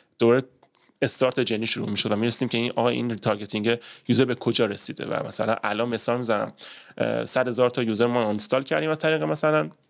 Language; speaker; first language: Persian; native; Persian